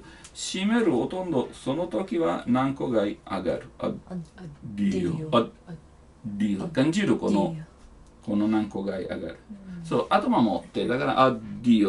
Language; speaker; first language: Japanese; non-native, learner; Italian